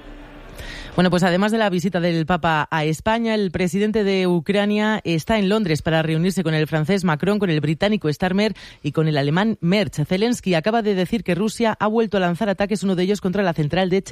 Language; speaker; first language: Spanish; native; Spanish